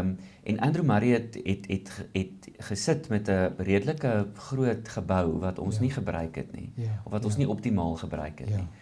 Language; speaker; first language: Afrikaans; native; Afrikaans